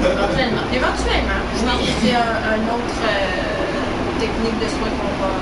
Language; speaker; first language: French; native; French